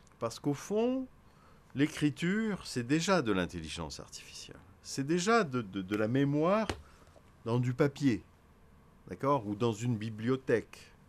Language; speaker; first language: French; native; French